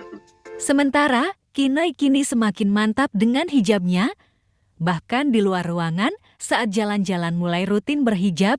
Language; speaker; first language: Indonesian; native; Indonesian